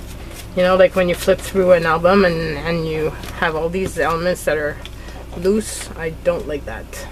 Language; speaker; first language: English; native; English